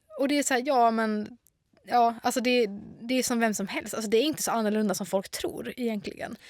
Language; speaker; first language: Swedish; native; Swedish